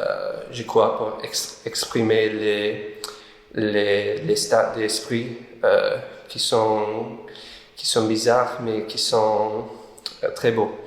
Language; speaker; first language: French; non-native, learner; English